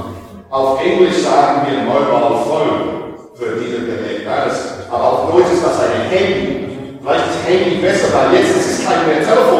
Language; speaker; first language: German; non-native, learner; English